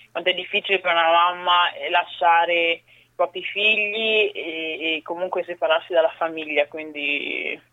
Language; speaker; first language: Italian; early bilingual, other home language; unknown